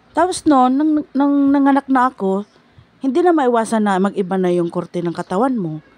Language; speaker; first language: Filipino; non-native, local second language; Bikol